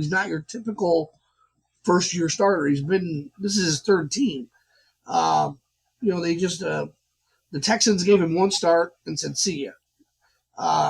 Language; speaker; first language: English; native; English